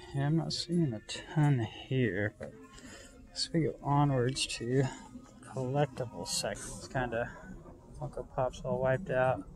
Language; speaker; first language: English; native; English